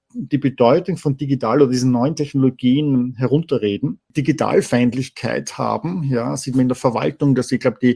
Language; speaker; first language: German; native; German